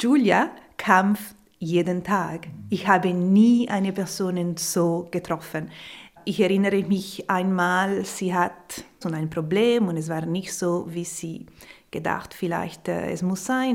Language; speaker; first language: German; non-native, local second language; Italian